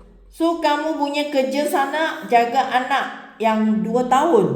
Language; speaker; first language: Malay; non-native, local second language; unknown